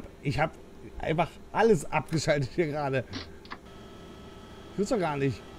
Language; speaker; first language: German; native; German